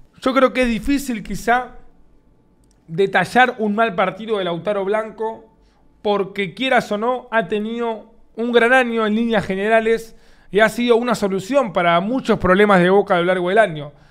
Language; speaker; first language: Spanish; native; Spanish